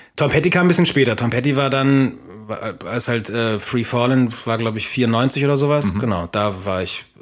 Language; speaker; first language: German; native; German